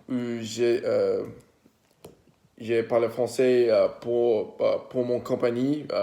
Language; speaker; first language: French; non-native, learner; English